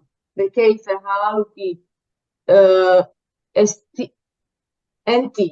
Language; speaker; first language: Arabic; non-native, learner; Bosnian